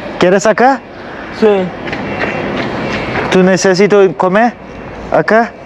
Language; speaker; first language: Spanish; non-native, learner; Turkish